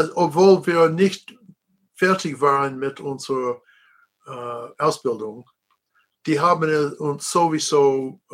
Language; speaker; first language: German; non-native, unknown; English